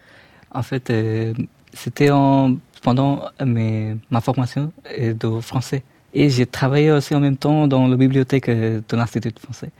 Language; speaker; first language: French; non-native, fluent; Bangla